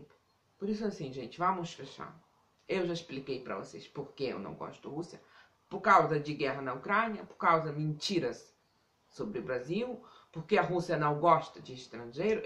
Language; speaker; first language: Portuguese; non-native, fluent; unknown